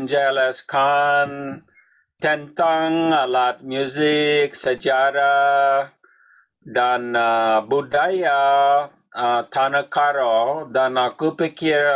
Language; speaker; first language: Indonesian; non-native, learner; English